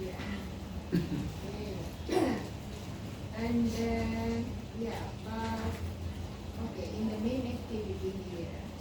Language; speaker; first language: English; non-native, fluent; Indonesian